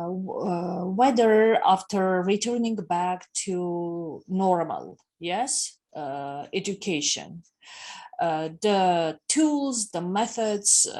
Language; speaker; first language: English; non-native, fluent; Armenian